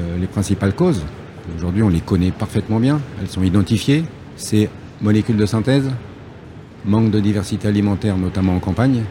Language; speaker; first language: French; native; French